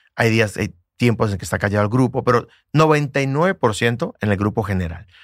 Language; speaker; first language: Spanish; native; Spanish